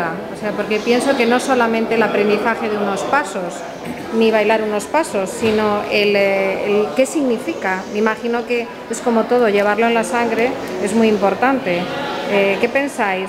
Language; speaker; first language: Spanish; native; Spanish